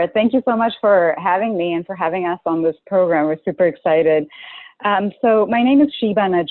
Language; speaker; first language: English; non-native, local second language; Urdu